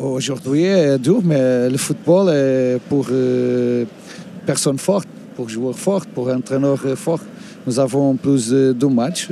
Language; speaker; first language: French; non-native, learner; Portuguese